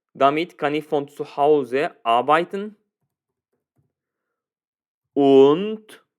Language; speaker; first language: German; non-native, fluent; Turkish